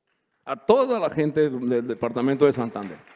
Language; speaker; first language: Spanish; native; Spanish